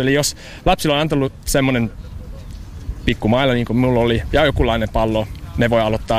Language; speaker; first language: Finnish; non-native, learner; English